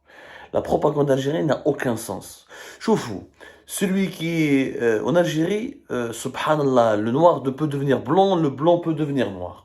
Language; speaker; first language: French; non-native, local second language; Arabic